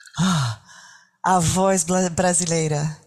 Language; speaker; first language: Portuguese; non-native, learner; French